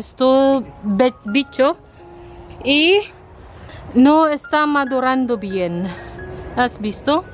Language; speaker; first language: Spanish; non-native, learner; Filipino